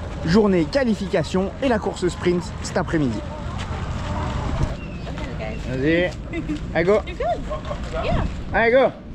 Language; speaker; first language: French; native; French